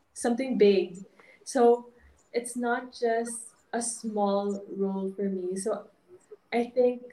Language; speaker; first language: English; non-native, local second language; Hiligaynon